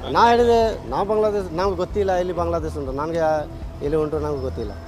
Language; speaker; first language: Kannada; non-native, learner; Bangla